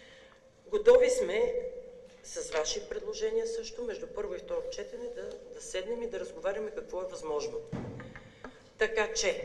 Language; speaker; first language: Bulgarian; native; Bulgarian